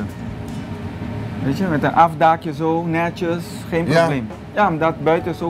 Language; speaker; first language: Dutch; non-native, local second language; Papiamento